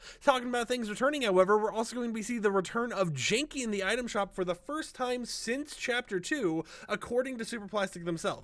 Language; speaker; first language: English; native; English